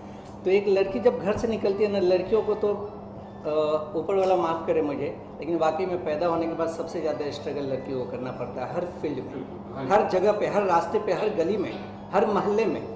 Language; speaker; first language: Hindi; native; Hindi